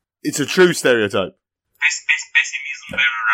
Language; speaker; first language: English; non-native, fluent; Russian